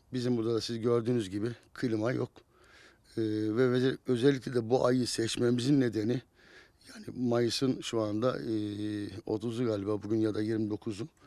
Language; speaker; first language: Turkish; native; Turkish